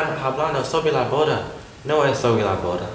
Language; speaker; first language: Spanish; non-native, learner; English